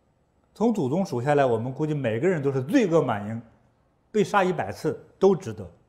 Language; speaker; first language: Chinese; native; Chinese